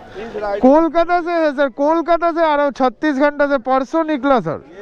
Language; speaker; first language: Hindi; non-native, local second language; Bangla